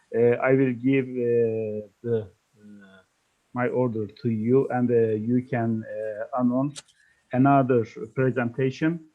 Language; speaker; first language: English; non-native, learner; Turkish